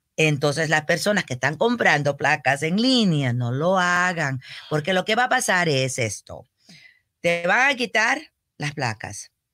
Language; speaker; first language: Spanish; early bilingual, heritage; Spanish